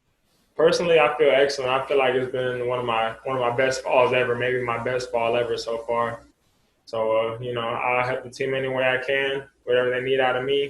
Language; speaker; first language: English; native; English